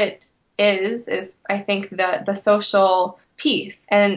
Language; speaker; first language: English; native; English